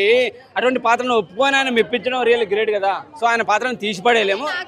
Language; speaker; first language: Telugu; native; Telugu